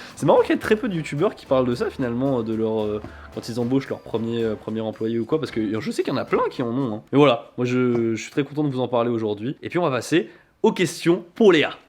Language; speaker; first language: French; native; French